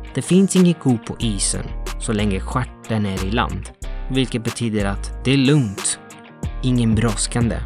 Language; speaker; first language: Swedish; non-native, fluent; Italian